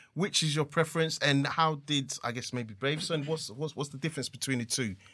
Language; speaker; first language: English; early bilingual, other home language; Akan